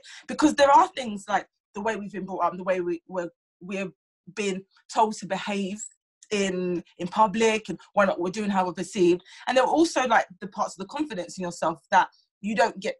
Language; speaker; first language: English; native; English